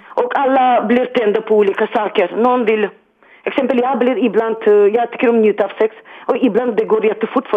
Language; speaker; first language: Swedish; non-native, learner; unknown